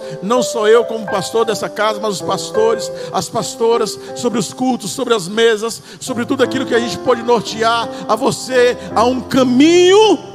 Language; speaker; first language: Portuguese; native; Portuguese